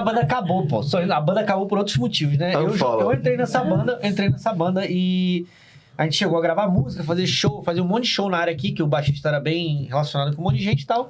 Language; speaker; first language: Portuguese; native; Portuguese